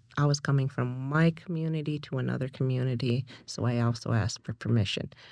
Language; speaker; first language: English; native; English